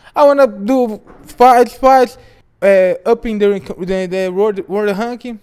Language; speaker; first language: English; non-native, learner; Portuguese